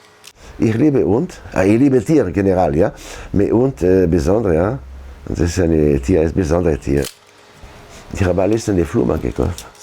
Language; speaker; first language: German; non-native, learner; French